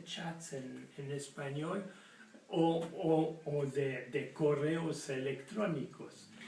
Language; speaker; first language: Spanish; non-native, fluent; French